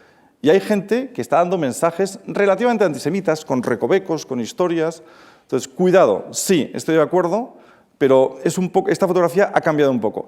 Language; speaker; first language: Spanish; native; Spanish